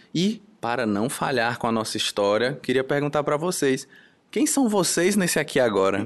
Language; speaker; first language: Portuguese; native; Portuguese